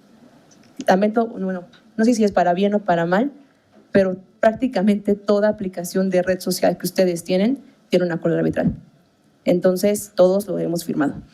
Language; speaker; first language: Spanish; native; Spanish